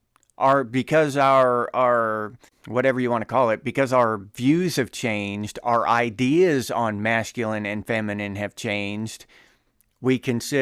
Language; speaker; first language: English; native; English